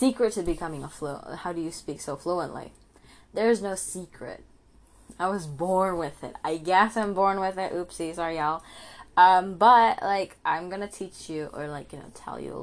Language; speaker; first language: English; non-native, fluent; Indonesian